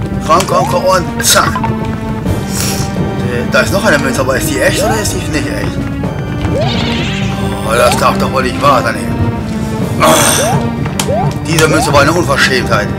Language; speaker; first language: German; native; German